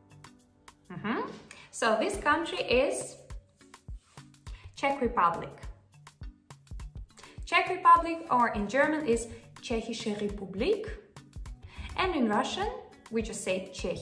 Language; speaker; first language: English; non-native, fluent; Russian